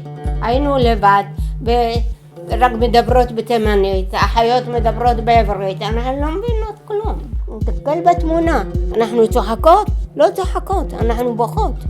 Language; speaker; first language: Hebrew; early bilingual, other home language; Arabic